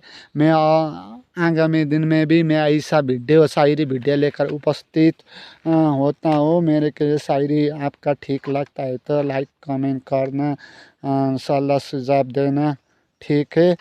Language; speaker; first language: Hindi; non-native, learner; Nepali